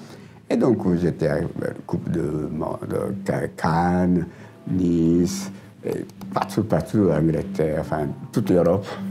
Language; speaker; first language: French; non-native, learner; Japanese